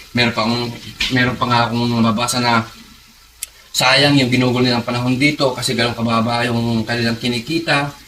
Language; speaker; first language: Filipino; native; Filipino